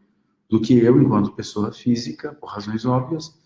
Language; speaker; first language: Portuguese; native; Portuguese